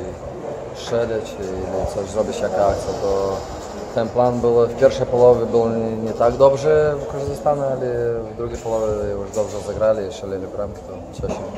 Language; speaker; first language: Polish; non-native, learner; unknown